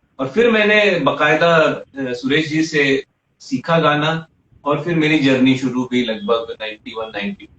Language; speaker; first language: Hindi; native; Hindi